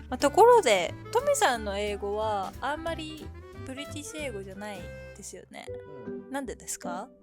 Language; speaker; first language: Japanese; native; Japanese